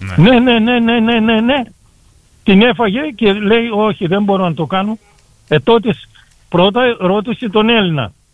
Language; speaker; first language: Greek; early bilingual, heritage; Greek